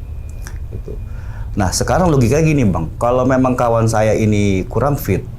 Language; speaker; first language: Indonesian; native; Indonesian